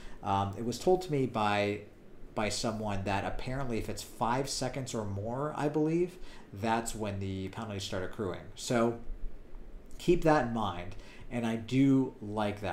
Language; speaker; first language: English; native; English